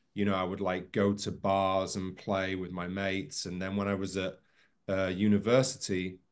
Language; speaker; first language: English; native; English